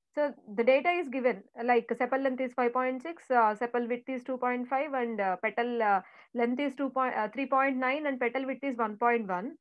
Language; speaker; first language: English; non-native, local second language; Telugu